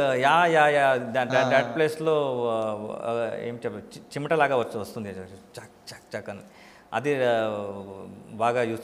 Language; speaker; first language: Telugu; non-native, learner; Kannada